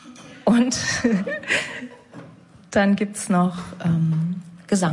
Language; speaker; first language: German; native; German